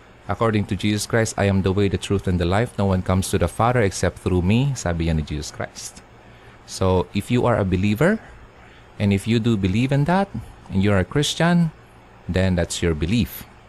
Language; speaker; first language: English; non-native, local second language; Filipino